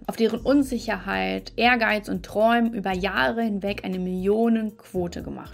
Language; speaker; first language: German; native; German